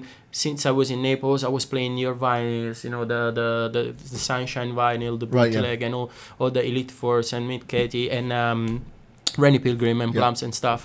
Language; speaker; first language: English; non-native, fluent; Italian